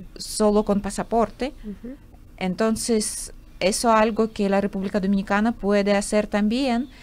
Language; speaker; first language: Spanish; non-native, fluent; Ukrainian